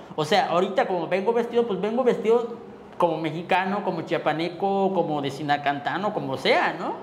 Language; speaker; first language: Spanish; non-native, local second language; Tzotzil